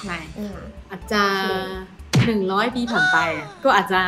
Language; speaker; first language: Thai; non-native, fluent; Chinese